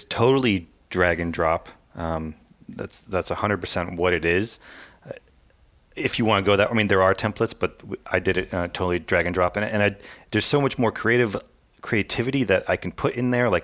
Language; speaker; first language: English; native; English